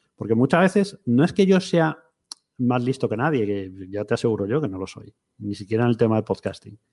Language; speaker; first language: Spanish; native; Spanish